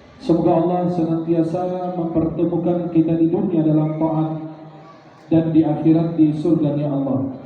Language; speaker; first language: Indonesian; non-native, fluent; Arabic